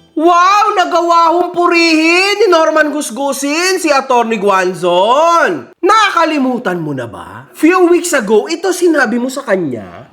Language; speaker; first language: Filipino; native; Filipino